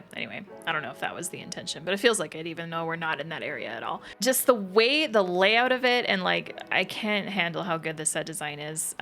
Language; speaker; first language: English; native; English